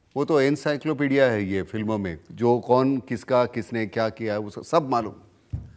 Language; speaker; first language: Hindi; non-native, local second language; Marathi